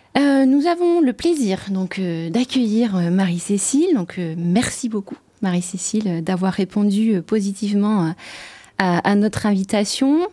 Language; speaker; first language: French; native; French